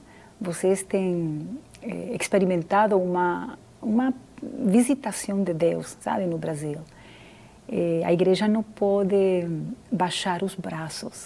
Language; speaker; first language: Portuguese; non-native, fluent; Spanish